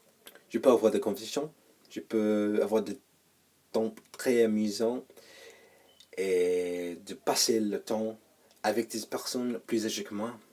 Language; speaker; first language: French; non-native, learner; English